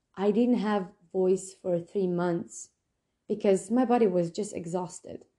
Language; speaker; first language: English; non-native, fluent; Slovenian